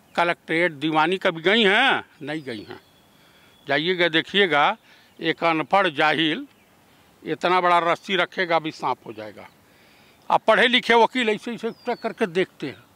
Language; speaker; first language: Hindi; native; Hindi